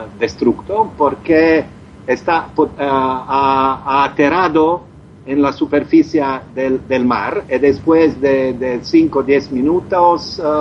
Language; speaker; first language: Spanish; non-native, learner; Croatian